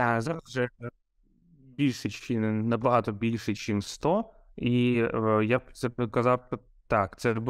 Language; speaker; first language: Ukrainian; non-native, local second language; Russian